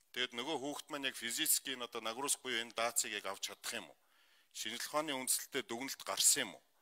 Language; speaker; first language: Mongolian; non-native, local second language; Kazakh